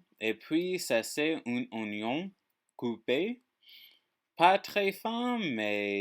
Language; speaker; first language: French; non-native, learner; English